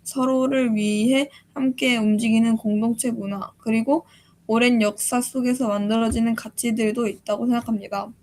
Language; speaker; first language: Korean; early bilingual, heritage; Korean